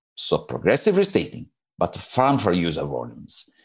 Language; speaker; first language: English; non-native, fluent; Italian